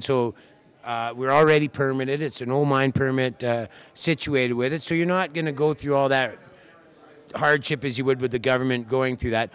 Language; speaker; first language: English; native; English